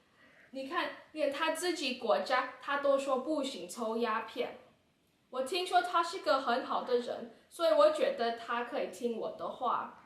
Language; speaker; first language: Chinese; non-native, learner; English